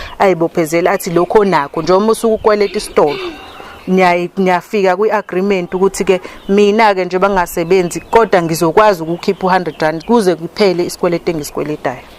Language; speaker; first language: Zulu; native; Zulu